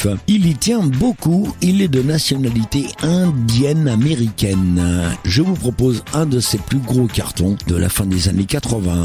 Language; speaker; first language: French; native; French